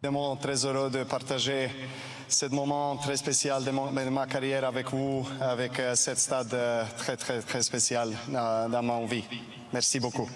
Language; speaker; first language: French; non-native, fluent; Serbian